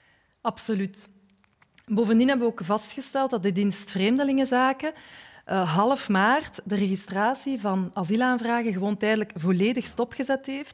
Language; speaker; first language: Dutch; native; Dutch